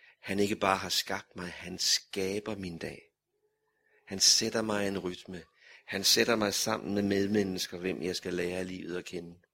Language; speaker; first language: Danish; native; Danish